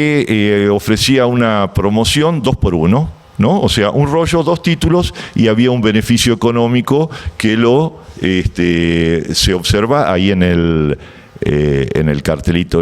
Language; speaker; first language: Spanish; native; Spanish